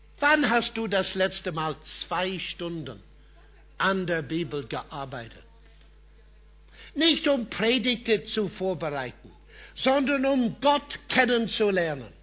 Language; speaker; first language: German; non-native, fluent; English